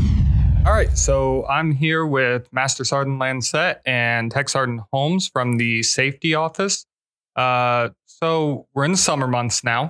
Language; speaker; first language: English; native; English